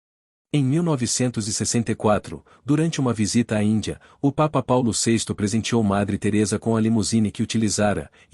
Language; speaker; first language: Portuguese; native; Portuguese